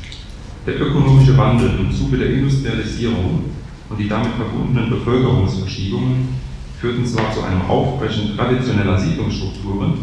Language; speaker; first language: German; native; German